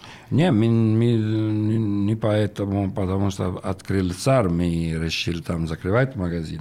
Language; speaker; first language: Russian; non-native, learner; Italian